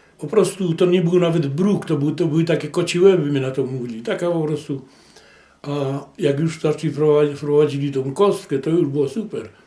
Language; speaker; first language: Polish; native; Polish